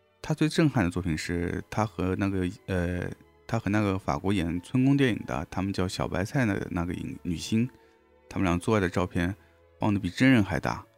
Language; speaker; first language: Chinese; native; Chinese